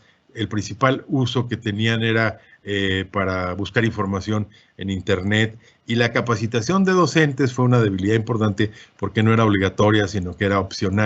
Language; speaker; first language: Spanish; native; Spanish